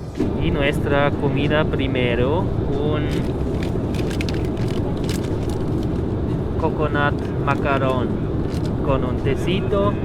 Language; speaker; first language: Spanish; non-native, learner; German